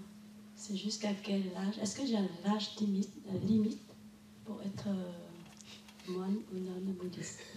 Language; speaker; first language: French; non-native, fluent; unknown